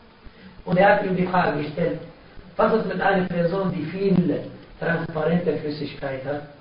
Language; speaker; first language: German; non-native, fluent; Arabic